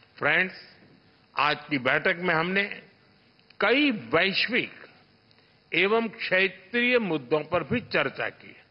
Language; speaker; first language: Hindi; non-native, local second language; Gujarati